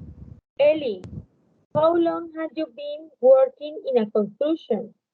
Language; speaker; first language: English; non-native, learner; Spanish